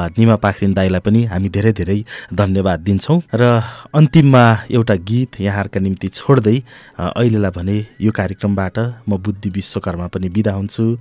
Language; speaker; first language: Nepali; native; Nepali